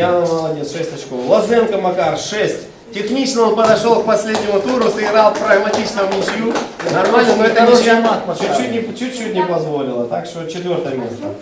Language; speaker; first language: Russian; non-native, local second language; Ukrainian